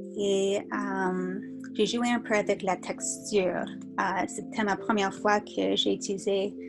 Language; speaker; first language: French; non-native, fluent; English